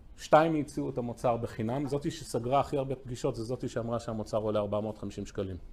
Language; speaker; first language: Hebrew; early bilingual, other home language; English